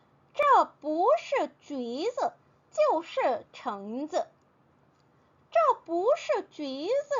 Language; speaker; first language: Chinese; non-native, fluent; Korean